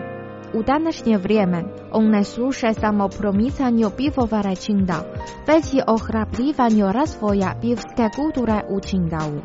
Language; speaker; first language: Croatian; non-native, fluent; Chinese